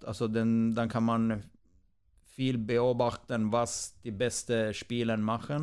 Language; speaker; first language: German; non-native, fluent; Swedish